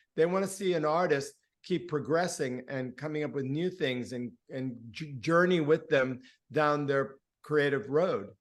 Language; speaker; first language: English; early bilingual, other home language; Spanish